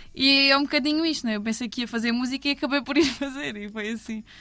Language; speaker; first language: Portuguese; native; Portuguese